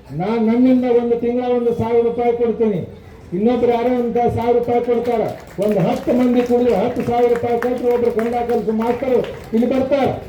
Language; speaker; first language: Kannada; native; Kannada